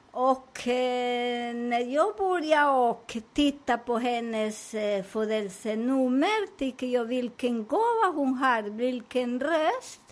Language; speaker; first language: Swedish; non-native, fluent; Spanish